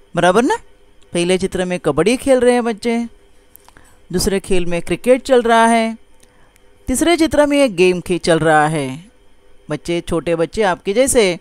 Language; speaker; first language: Hindi; non-native, local second language; Marathi